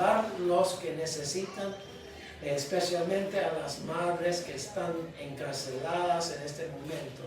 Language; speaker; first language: Spanish; non-native, learner; English